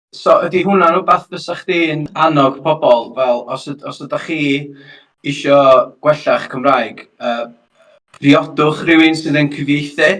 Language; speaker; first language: Welsh; native; Welsh